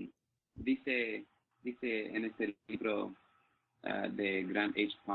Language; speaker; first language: Spanish; non-native, fluent; English